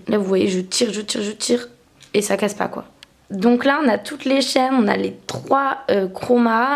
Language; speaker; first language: French; native; French